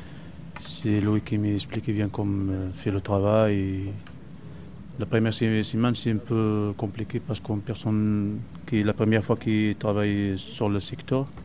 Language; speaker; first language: French; non-native, learner; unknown